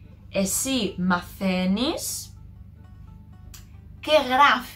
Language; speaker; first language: Greek; non-native, learner; English